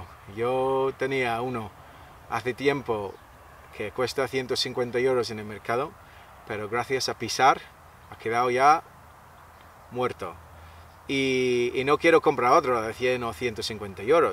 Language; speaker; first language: Spanish; non-native, fluent; English